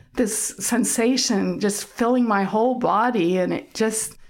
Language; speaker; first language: English; early bilingual, other home language; German